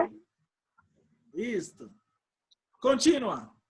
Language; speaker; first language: Portuguese; non-native, fluent; Haitian Creole